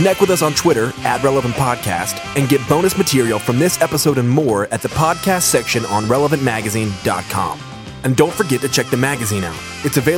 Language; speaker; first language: English; non-native, fluent; Russian